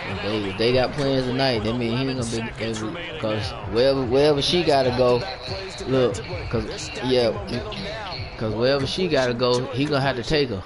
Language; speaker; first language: English; native; English